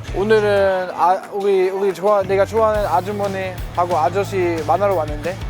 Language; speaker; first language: Korean; non-native, fluent; German